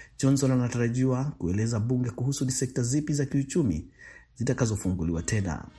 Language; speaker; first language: Swahili; non-native, local second language; Kikuyu